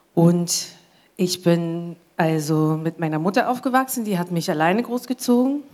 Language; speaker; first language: German; non-native, fluent; English